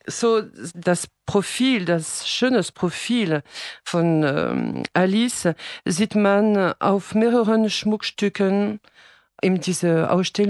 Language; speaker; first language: German; non-native, fluent; French